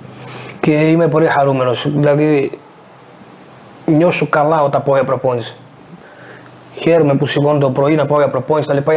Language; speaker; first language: Greek; non-native, fluent; Portuguese